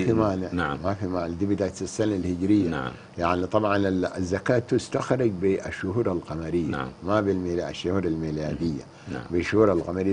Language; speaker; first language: Arabic; native; Arabic